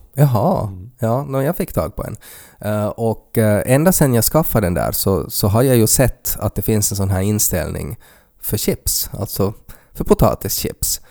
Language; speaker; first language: Swedish; native; Swedish